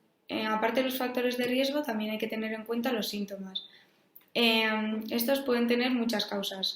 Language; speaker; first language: Spanish; native; Spanish